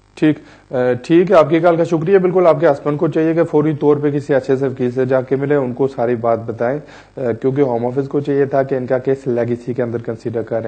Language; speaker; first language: Urdu; native; Urdu